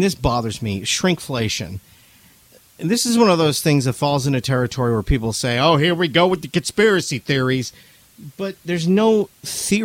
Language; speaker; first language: English; native; English